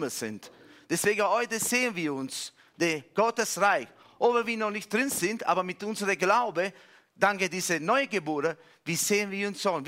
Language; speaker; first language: German; non-native, fluent; Italian